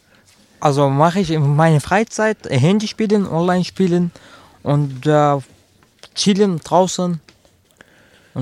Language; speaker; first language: German; non-native, learner; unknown